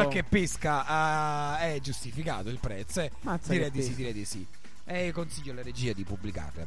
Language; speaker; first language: Italian; native; Italian